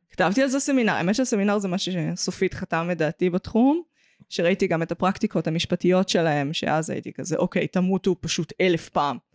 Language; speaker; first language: Hebrew; native; Hebrew